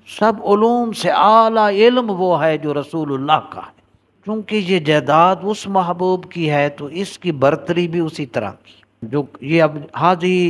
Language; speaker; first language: Urdu; native; Urdu